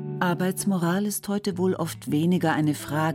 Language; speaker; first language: German; native; German